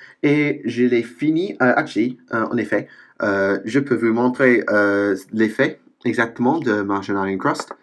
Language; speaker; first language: French; non-native, fluent; English